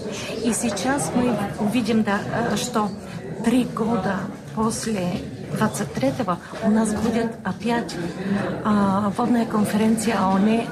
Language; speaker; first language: Russian; non-native, fluent; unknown